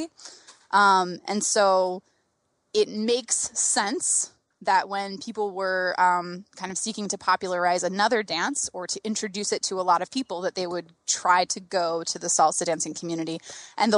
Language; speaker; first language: English; native; English